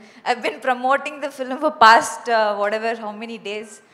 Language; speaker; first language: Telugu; non-native, learner; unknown